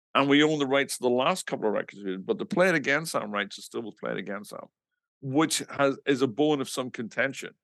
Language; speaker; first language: English; native; English